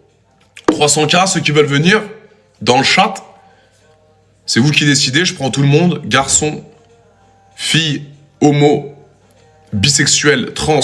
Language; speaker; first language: French; native; French